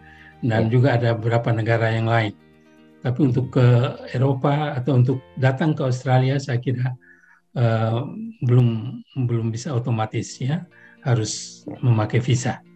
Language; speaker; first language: Indonesian; non-native, local second language; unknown